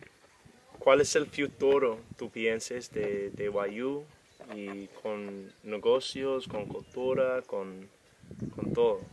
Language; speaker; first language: Spanish; non-native, learner; English